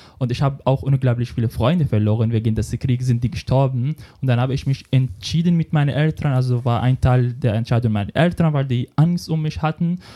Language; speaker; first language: German; non-native, fluent; Arabic